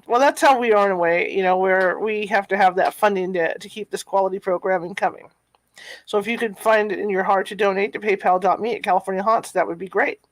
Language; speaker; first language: English; native; English